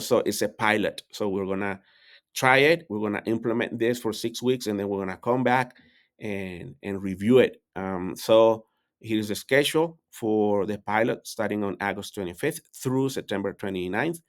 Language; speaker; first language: English; non-native, fluent; Spanish